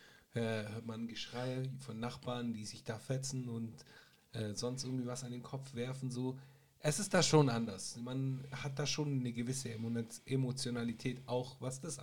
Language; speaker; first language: German; native; German